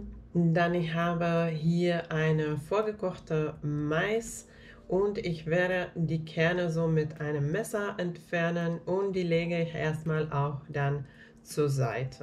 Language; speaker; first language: German; non-native, fluent; Finnish